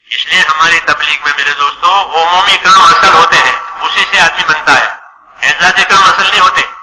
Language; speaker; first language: Urdu; non-native, local second language; Gujarati